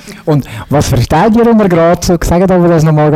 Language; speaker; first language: German; native; German